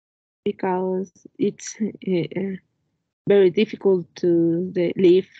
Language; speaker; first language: English; non-native, learner; Spanish